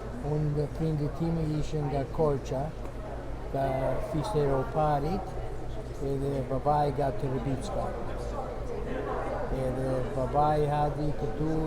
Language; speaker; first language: Albanian; early bilingual, heritage; Albanian